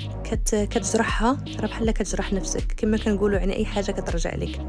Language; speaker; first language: Arabic; native; Arabic